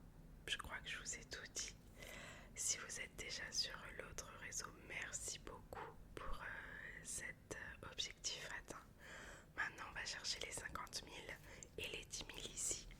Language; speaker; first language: French; native; French